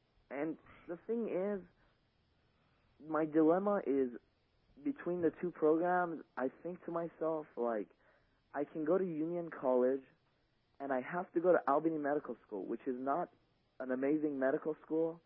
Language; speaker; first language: English; early bilingual, other home language; Persian